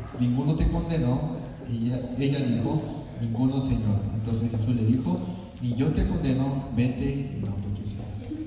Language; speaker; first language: Spanish; early bilingual, other home language; Korean